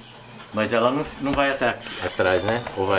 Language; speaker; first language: Portuguese; native; Portuguese